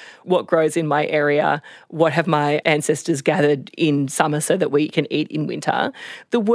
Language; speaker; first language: English; native; English